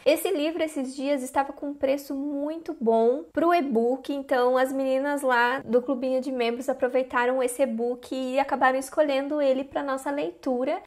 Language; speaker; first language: Portuguese; native; Portuguese